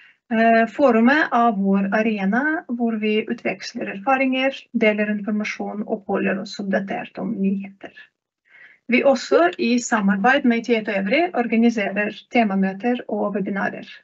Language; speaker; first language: Norwegian; non-native, fluent; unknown